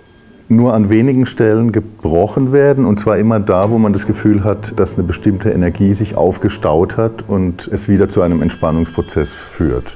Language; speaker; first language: German; native; German